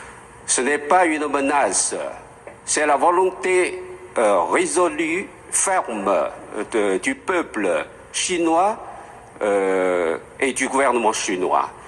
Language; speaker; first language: French; non-native, fluent; Chinese